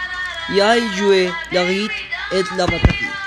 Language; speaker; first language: French; non-native, learner; Spanish